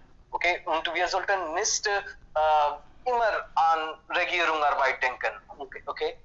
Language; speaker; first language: German; non-native, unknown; Hindi